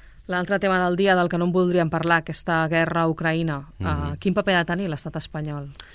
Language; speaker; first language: Catalan; native; Catalan